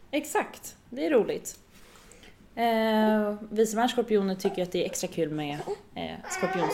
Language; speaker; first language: Swedish; native; Swedish